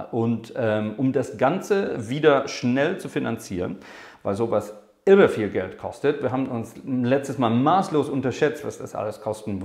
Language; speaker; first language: German; non-native, fluent; English